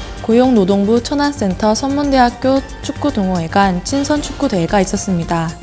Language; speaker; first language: Korean; native; Korean